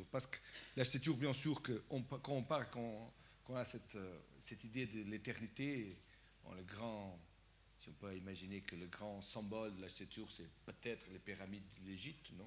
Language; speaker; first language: French; non-native, fluent; Portuguese